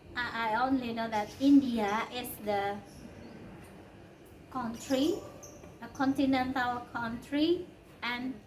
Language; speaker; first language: English; non-native, learner; Indonesian